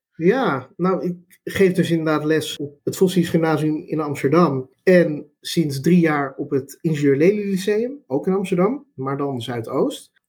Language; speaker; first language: Dutch; native; Dutch